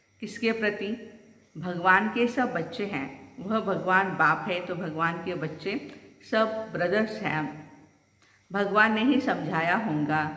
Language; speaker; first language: Hindi; non-native, local second language; Marathi